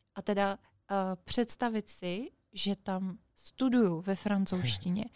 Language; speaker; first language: Czech; native; Czech